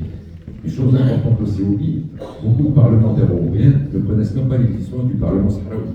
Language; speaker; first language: French; non-native, local second language; Arabic